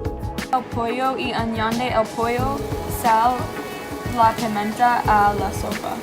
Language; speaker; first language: Spanish; non-native, learner; English